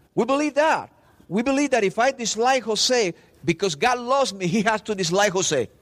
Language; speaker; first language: English; non-native, fluent; Spanish